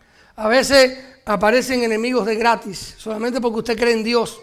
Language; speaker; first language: Spanish; native; Spanish